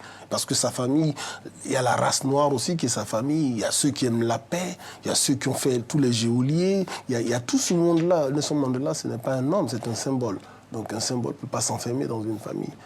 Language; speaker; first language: French; native; French